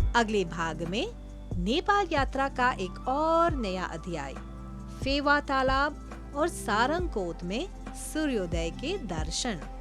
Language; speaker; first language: Hindi; non-native, local second language; Morisyen